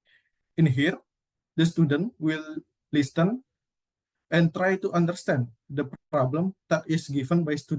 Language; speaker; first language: English; non-native, learner; Indonesian